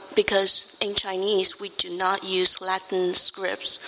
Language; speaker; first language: English; non-native, fluent; Chinese